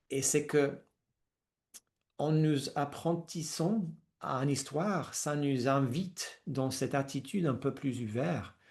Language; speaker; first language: French; non-native, fluent; English